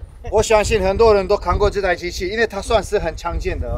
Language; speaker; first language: Chinese; non-native, fluent; Turkish